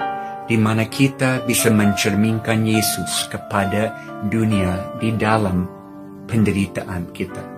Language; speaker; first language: Indonesian; non-native, fluent; English